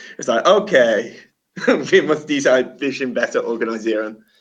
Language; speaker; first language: German; non-native, learner; English